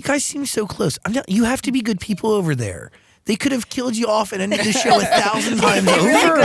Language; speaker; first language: English; native; English